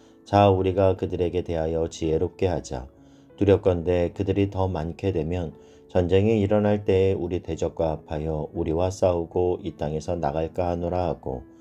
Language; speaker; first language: Korean; native; Korean